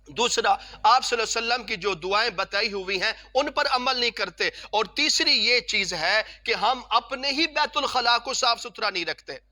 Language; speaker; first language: Urdu; non-native, local second language; Punjabi